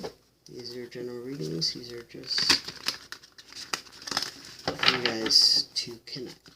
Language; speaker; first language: English; native; English